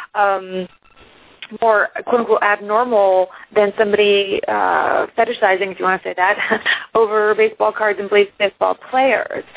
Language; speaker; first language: English; early bilingual, other home language; Icelandic